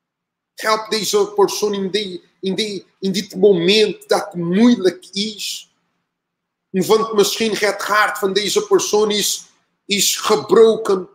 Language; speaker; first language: Dutch; non-native, learner; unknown